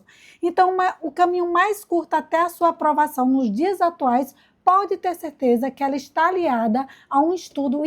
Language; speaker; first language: Portuguese; native; Portuguese